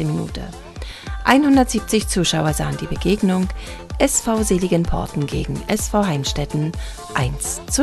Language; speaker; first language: German; native; German